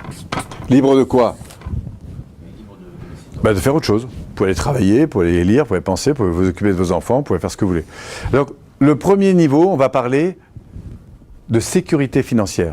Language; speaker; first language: French; native; French